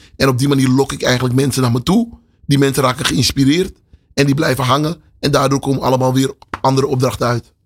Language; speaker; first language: Dutch; native; Dutch